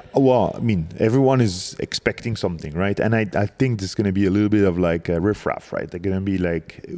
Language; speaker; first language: English; non-native, fluent; French